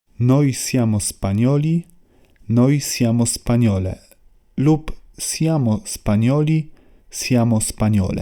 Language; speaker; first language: Italian; non-native, learner; Polish